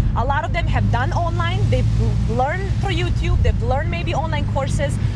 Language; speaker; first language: English; non-native, fluent; Serbian